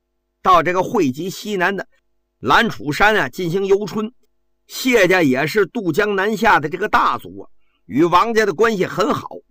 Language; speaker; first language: Chinese; native; Chinese